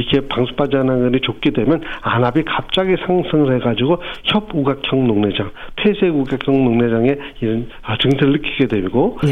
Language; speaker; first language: Korean; native; Korean